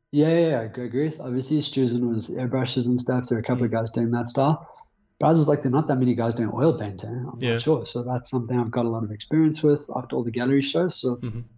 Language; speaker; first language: English; native; English